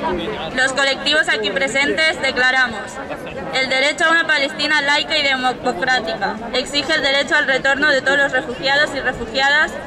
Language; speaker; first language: Spanish; native; Spanish